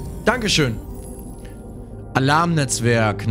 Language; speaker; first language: German; native; German